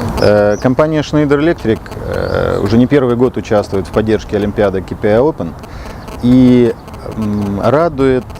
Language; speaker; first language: Russian; native; Russian